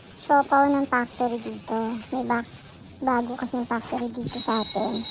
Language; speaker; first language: Filipino; native; Filipino